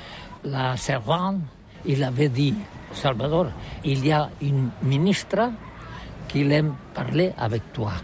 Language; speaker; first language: French; non-native, learner; Catalan